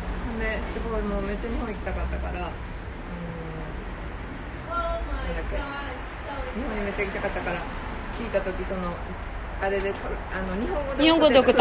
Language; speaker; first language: Japanese; native; Japanese